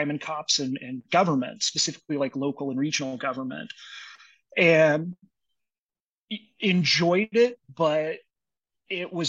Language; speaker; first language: English; native; English